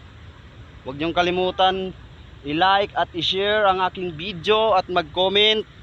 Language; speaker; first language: Filipino; native; Filipino